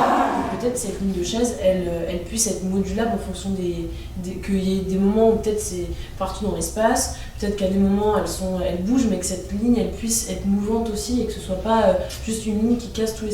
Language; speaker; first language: French; native; French